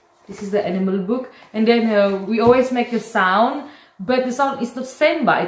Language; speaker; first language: English; non-native, local second language; Malay